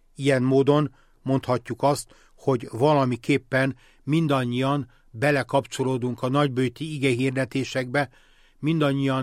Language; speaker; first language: Hungarian; native; Hungarian